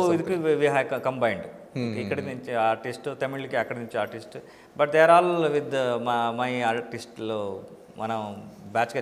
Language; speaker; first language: Telugu; non-native, learner; Kannada